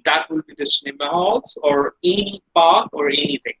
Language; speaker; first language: English; non-native, local second language; Hindi